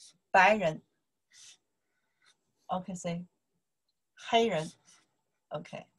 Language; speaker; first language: English; non-native, learner; Chinese